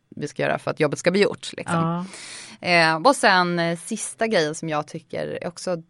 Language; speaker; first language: Swedish; native; Swedish